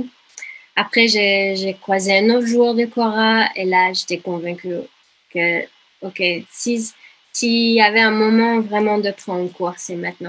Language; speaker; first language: French; non-native, fluent; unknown